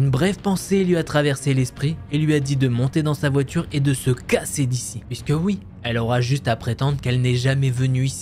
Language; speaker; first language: French; native; French